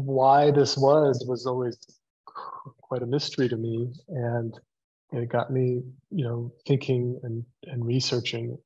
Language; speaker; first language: English; native; English